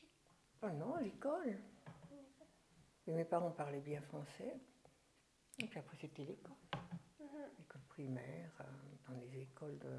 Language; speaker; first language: French; early bilingual, other home language; German